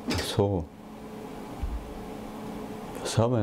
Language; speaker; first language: German; non-native, learner; Persian